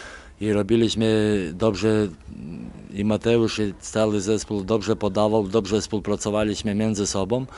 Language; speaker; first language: Polish; non-native, fluent; Lithuanian